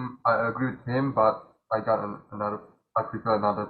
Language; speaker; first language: English; non-native, learner; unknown